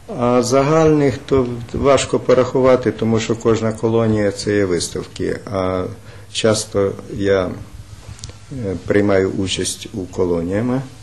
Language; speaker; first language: Ukrainian; native; Ukrainian